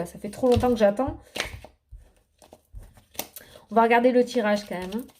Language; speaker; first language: French; native; French